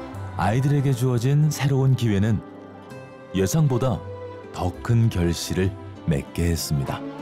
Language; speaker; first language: Korean; native; Korean